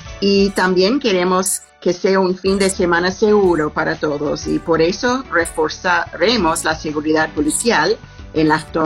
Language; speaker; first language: Spanish; non-native, learner; English